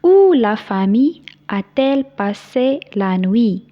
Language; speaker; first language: French; non-native, local second language; Arabic